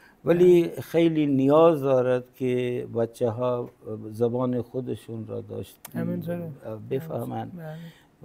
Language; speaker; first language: Persian; non-native, fluent; Punjabi